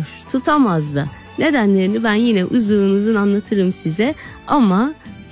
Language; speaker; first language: Turkish; native; Turkish